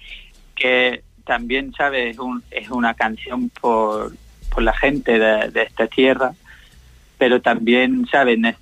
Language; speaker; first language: Spanish; non-native, learner; English